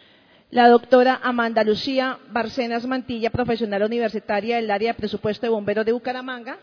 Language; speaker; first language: Spanish; native; Spanish